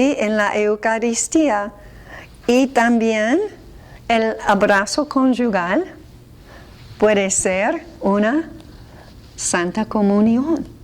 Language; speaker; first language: Spanish; non-native, fluent; English